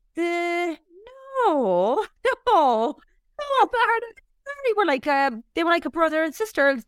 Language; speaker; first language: English; native; English